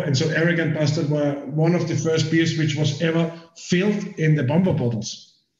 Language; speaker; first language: English; non-native, fluent; German